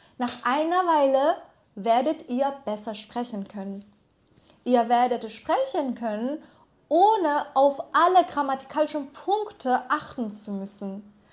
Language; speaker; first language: German; non-native, fluent; Persian